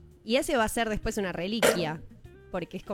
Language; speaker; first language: Spanish; native; Spanish